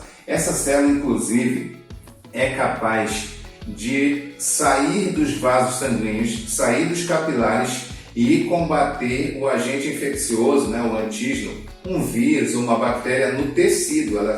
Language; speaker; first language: Portuguese; native; Portuguese